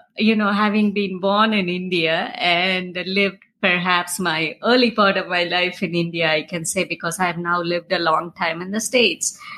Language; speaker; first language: English; non-native, local second language; Tamil